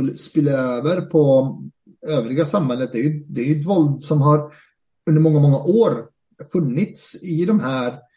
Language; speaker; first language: Swedish; early bilingual, other home language; Arabic